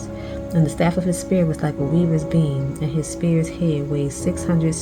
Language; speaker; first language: English; native; English